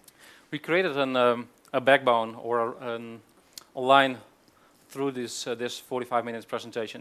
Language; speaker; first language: English; non-native, fluent; Dutch